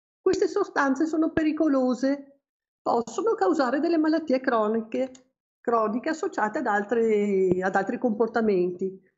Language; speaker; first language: Italian; native; Italian